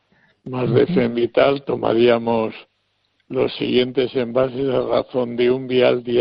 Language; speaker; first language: Spanish; native; Spanish